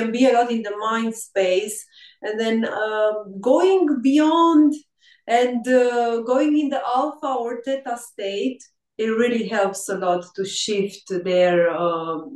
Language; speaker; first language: English; non-native, fluent; Romanian